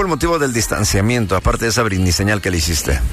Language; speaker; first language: Spanish; native; Spanish